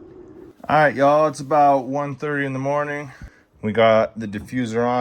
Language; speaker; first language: English; native; English